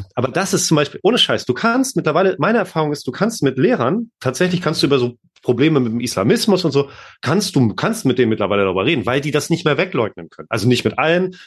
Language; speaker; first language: German; native; German